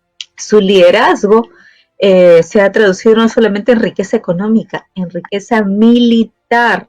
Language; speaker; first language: Spanish; native; Spanish